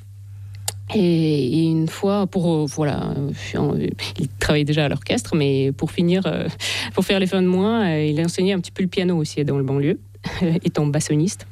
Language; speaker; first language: French; non-native, fluent; Russian